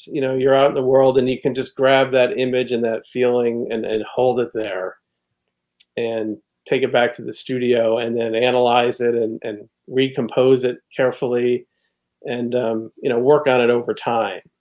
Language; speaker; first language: English; native; English